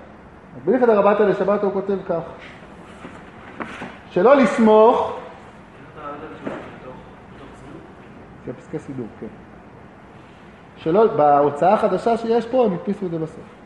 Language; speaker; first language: Hebrew; native; Hebrew